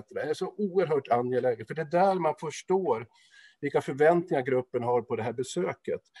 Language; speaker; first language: Swedish; native; Swedish